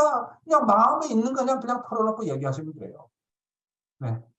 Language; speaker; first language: Korean; native; Korean